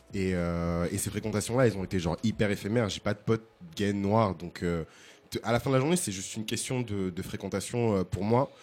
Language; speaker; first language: French; native; French